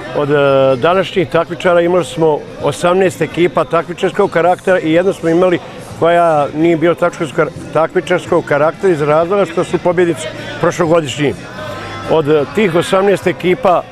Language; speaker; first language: Bosnian; native; Bosnian